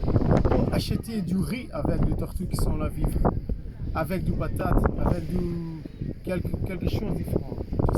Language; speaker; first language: French; non-native, fluent; Kabuverdianu